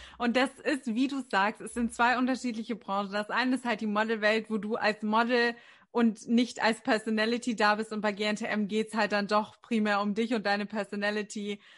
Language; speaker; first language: German; native; German